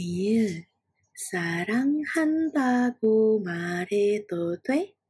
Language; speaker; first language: Korean; non-native, fluent; Indonesian